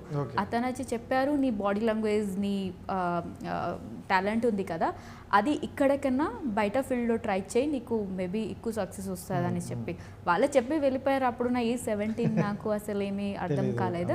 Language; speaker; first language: Telugu; non-native, learner; Odia